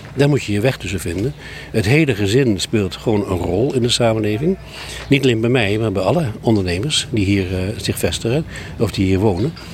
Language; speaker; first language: Dutch; native; Dutch